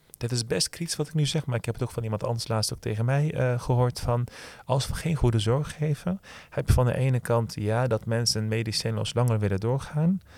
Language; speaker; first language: Dutch; early bilingual, other home language; Turkish